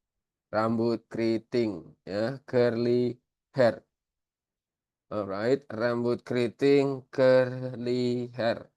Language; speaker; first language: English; non-native, fluent; Indonesian